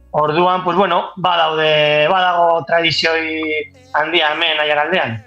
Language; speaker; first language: Basque; non-native, local second language; Spanish